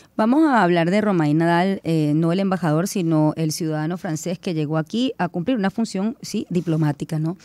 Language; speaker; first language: Spanish; native; Spanish